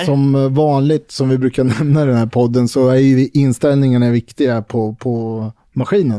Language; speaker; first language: Swedish; native; Swedish